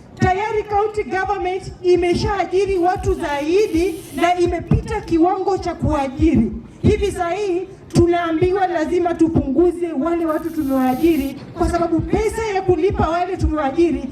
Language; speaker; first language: Swahili; non-native, local second language; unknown